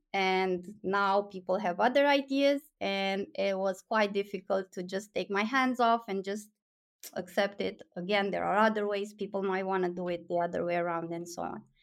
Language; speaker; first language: English; non-native, fluent; Romanian